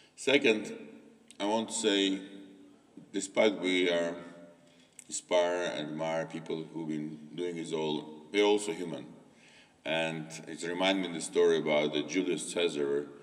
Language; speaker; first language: English; non-native, fluent; Armenian